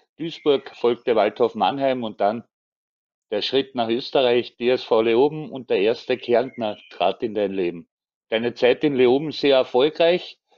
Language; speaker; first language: German; native; German